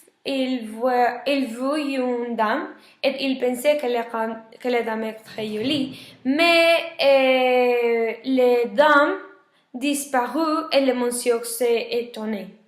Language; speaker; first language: French; non-native, learner; Spanish